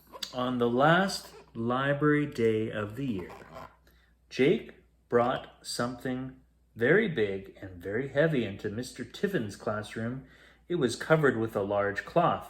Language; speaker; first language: English; native; English